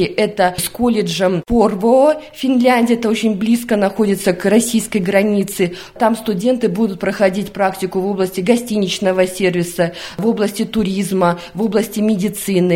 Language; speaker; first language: Russian; native; Russian